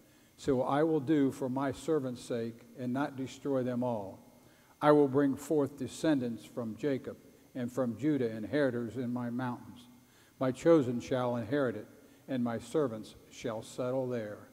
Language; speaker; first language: English; native; English